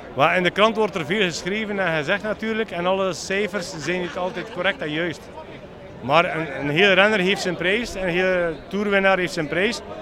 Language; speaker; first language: Dutch; native; Dutch